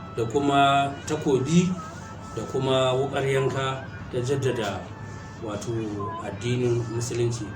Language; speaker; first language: Hausa; native; Hausa